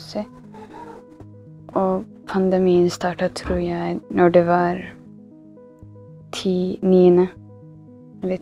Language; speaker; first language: Norwegian; non-native, learner; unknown